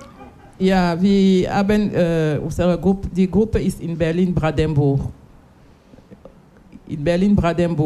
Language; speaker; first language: German; non-native, learner; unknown